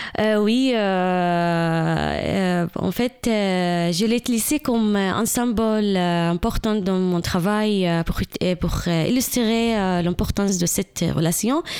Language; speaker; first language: French; non-native, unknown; Arabic